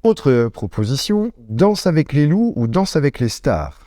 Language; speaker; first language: French; native; French